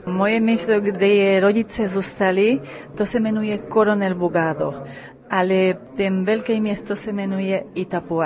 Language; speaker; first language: Czech; early bilingual, heritage; Spanish